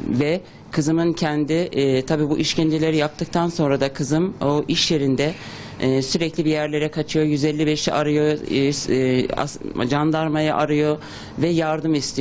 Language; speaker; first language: Turkish; native; Turkish